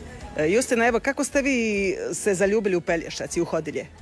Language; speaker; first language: Serbian; native; Serbian